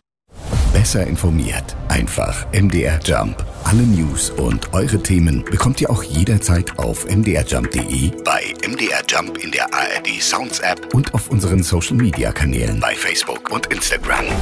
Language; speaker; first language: German; native; German